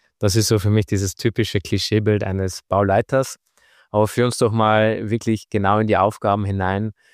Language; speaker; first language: German; native; German